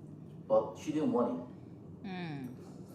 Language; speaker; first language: English; non-native, learner; Korean